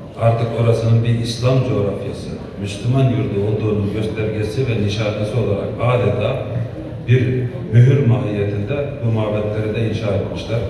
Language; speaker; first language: Turkish; native; Turkish